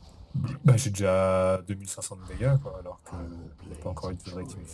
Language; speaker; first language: French; native; French